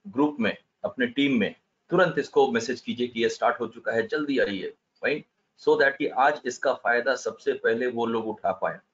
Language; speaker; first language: Hindi; native; Hindi